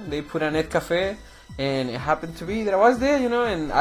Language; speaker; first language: English; non-native, fluent; Spanish